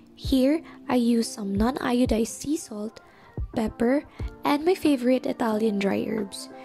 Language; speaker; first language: English; non-native, local second language; Filipino